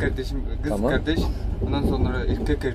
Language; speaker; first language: Turkish; non-native, learner; Mongolian